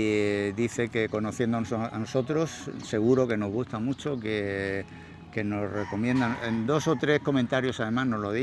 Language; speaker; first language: Spanish; native; Spanish